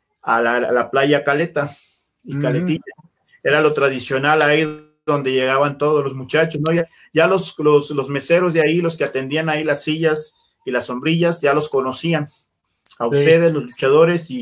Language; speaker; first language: Spanish; native; Spanish